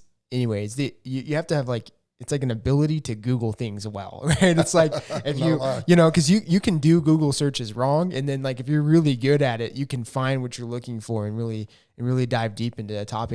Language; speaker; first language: English; native; English